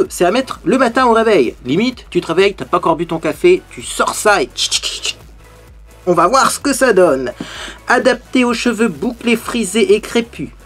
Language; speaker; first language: French; native; French